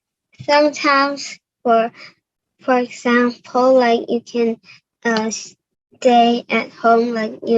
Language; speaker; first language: English; non-native, learner; Cantonese